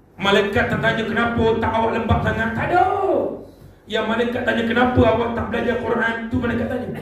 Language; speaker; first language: Malay; non-native, local second language; Tamil